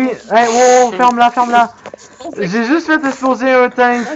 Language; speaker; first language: French; native; French